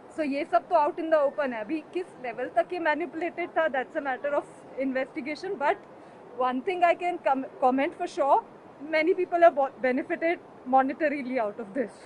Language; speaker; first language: Hindi; native; Hindi